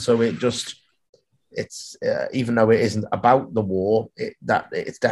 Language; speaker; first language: English; native; English